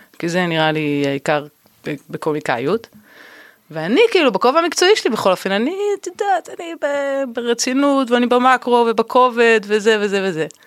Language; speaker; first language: Hebrew; native; Hebrew